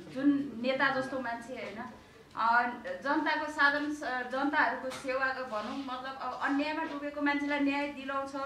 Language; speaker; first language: Nepali; non-native, local second language; Eastern Tamang